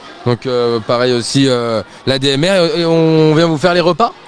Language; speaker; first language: French; native; French